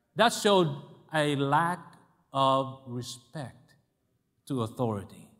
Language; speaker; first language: English; non-native, local second language; Filipino